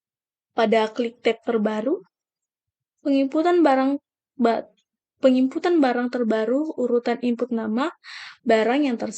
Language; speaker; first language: Indonesian; native; Indonesian